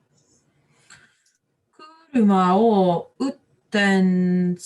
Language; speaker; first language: Japanese; non-native, learner; English